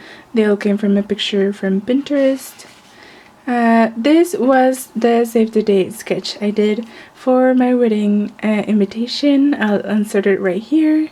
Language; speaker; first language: English; non-native, fluent; Spanish